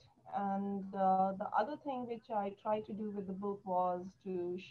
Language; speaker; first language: English; non-native, local second language; Hindi